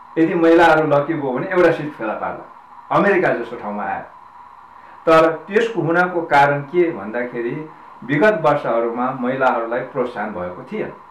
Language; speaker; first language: Nepali; non-native, local second language; Sherpa